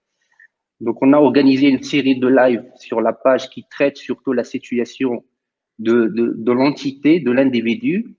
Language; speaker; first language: French; non-native, local second language; Arabic